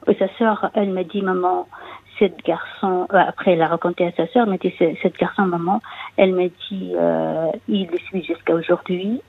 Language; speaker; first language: French; non-native, local second language; Arabic